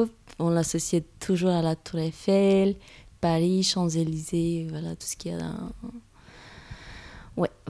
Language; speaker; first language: French; non-native, fluent; Romanian